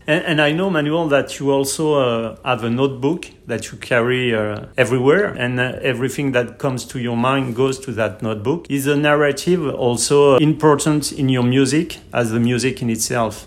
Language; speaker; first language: English; non-native, fluent; French